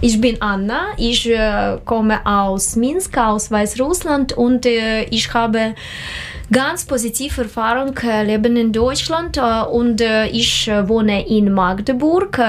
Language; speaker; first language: German; non-native, learner; Russian